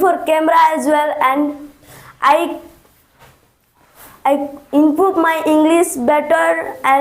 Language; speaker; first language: English; non-native, learner; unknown